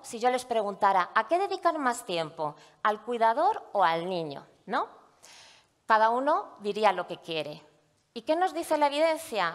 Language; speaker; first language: Spanish; native; Spanish